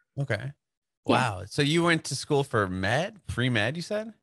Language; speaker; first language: English; native; English